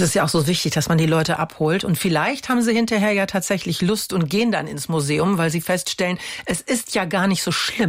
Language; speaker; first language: German; native; German